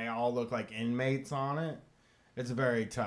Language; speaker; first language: English; native; English